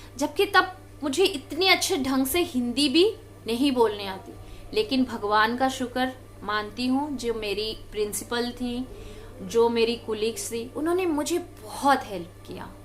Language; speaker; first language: Hindi; non-native, local second language; Bangla